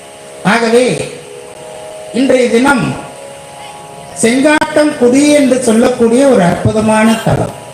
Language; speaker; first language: Tamil; native; Tamil